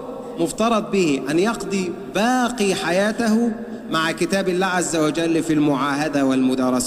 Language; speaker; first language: Arabic; native; Arabic